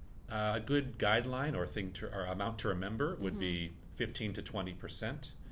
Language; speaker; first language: English; native; English